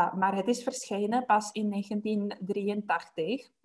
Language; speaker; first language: Dutch; non-native, fluent; Czech